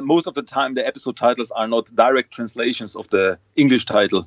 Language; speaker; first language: English; non-native, fluent; German